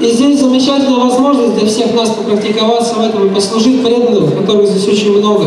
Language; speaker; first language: Russian; native; Russian